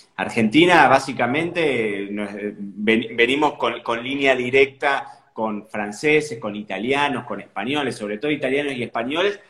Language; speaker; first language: Spanish; native; Spanish